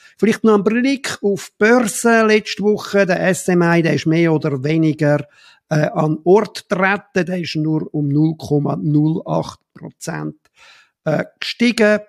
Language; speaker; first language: German; native; German